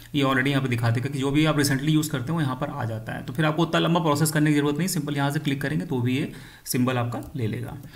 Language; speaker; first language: Hindi; native; Hindi